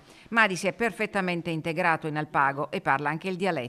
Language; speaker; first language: Italian; native; Italian